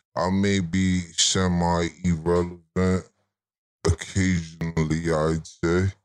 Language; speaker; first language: English; native; English